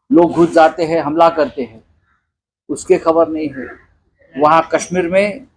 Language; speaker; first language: Hindi; non-native, local second language; Marathi